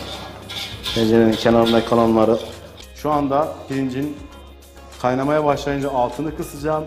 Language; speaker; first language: Turkish; native; Turkish